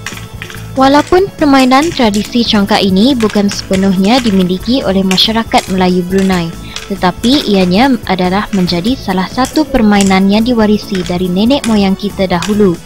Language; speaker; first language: Malay; native; Malay